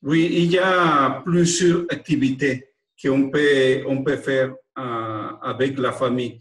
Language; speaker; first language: French; non-native, fluent; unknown